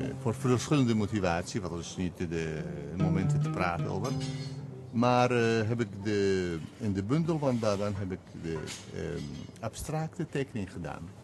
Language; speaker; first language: Dutch; non-native, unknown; Kurdish